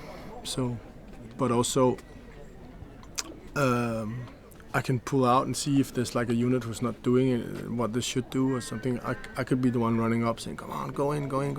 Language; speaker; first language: English; non-native, fluent; Danish